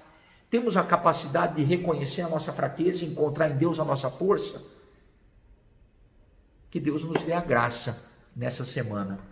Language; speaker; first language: Portuguese; native; Portuguese